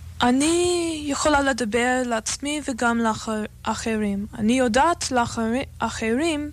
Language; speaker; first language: Hebrew; non-native, fluent; English